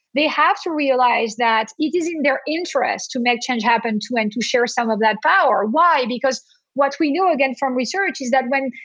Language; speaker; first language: English; non-native, fluent; French